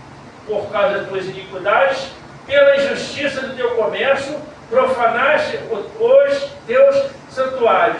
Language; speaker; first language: Portuguese; native; Portuguese